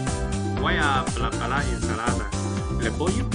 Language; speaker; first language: Spanish; non-native, learner; Chinese